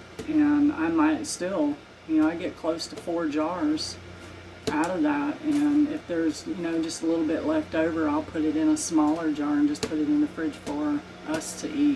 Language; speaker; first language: English; native; English